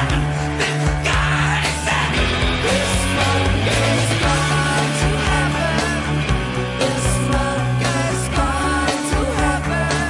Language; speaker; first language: English; native; English